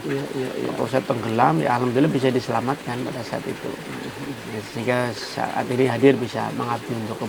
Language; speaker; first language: Indonesian; native; Indonesian